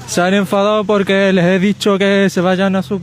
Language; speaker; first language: Spanish; native; Spanish